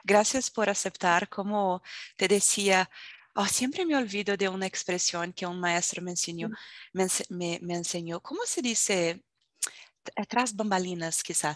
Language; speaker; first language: Spanish; non-native, fluent; Portuguese